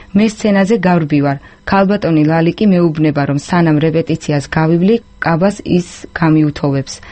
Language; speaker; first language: Georgian; non-native, local second language; Azerbaijani